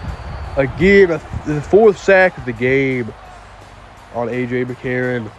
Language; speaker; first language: English; native; English